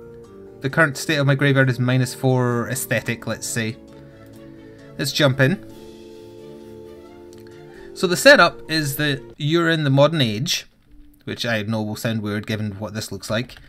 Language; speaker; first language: English; native; English